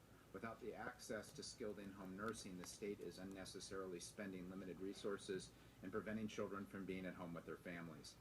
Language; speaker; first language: English; native; English